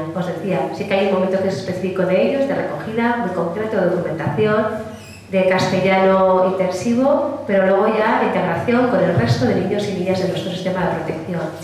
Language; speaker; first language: Spanish; native; Spanish